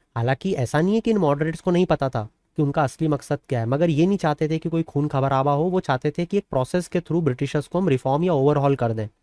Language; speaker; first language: Hindi; native; Hindi